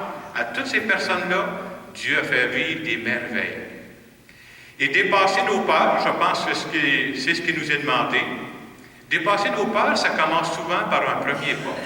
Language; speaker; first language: French; native; French